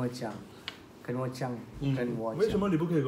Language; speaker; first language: Chinese; non-native, fluent; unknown